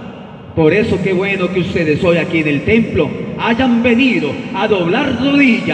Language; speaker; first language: Spanish; native; Spanish